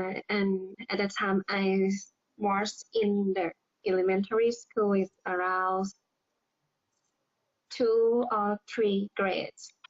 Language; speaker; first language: English; non-native, learner; Thai